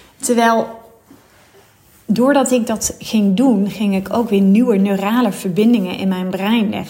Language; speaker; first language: Dutch; native; Dutch